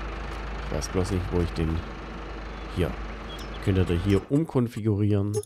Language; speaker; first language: German; native; German